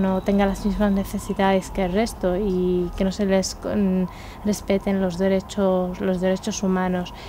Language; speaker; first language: Spanish; native; Spanish